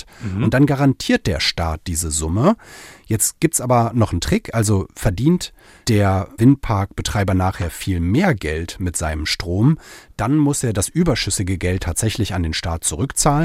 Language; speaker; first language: German; native; German